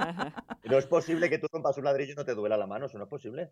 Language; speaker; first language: Spanish; native; Spanish